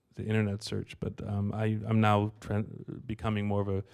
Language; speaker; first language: English; native; English